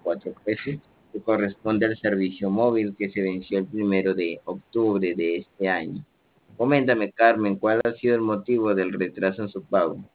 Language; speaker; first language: Spanish; native; Spanish